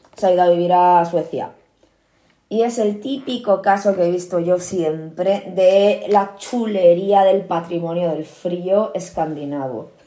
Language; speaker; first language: Spanish; early bilingual, other home language; Korean